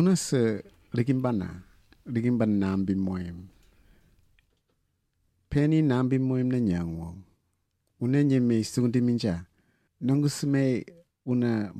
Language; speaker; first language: English; non-native, fluent; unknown